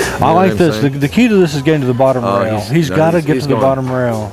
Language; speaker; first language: English; native; English